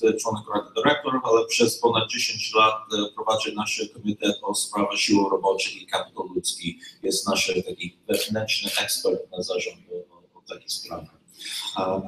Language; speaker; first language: Polish; non-native, learner; English